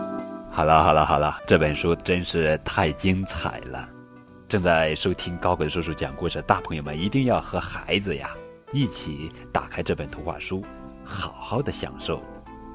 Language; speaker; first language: Chinese; native; Chinese